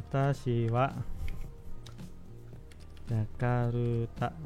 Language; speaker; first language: Japanese; non-native, fluent; Indonesian